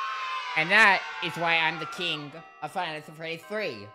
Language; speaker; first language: English; native; English